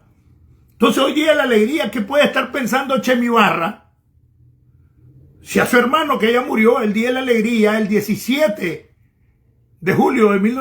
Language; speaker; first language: Spanish; native; Spanish